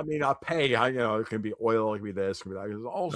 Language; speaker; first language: English; native; English